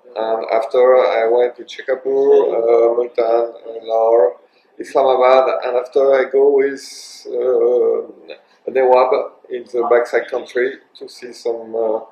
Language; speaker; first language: English; non-native, learner; French